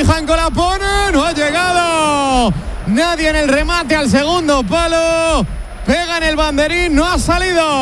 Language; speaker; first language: Spanish; native; Spanish